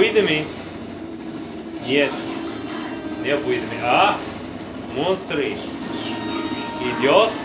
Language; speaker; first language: Russian; non-native, learner; English